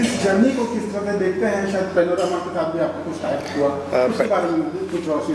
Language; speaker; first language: Hindi; native; Hindi